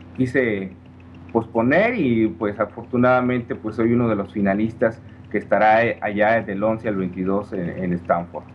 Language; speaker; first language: Spanish; native; Spanish